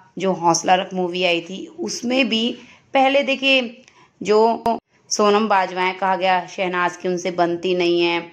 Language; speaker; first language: Hindi; native; Hindi